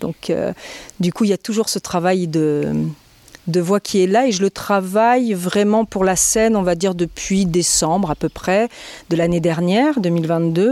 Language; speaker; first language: French; native; French